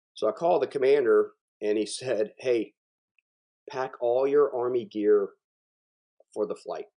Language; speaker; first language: English; native; English